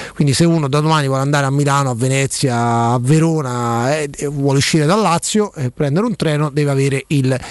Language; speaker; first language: Italian; native; Italian